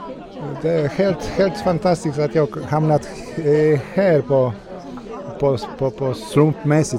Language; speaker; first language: Swedish; non-native, fluent; Polish